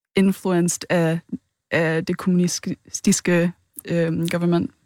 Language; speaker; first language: Danish; early bilingual, other home language; Vietnamese